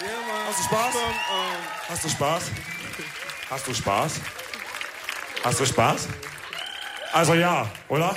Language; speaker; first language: German; early bilingual, other home language; Wolof